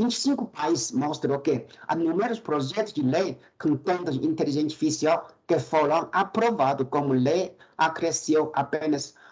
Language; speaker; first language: Portuguese; non-native, fluent; Chinese